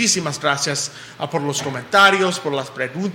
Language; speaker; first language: Spanish; non-native, fluent; English